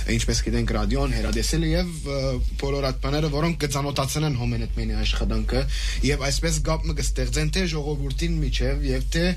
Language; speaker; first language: Armenian; native; Armenian